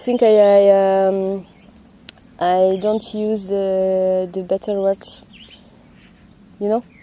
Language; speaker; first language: English; non-native, learner; Hungarian